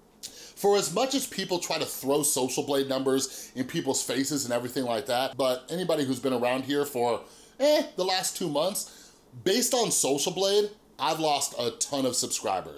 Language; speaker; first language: English; native; English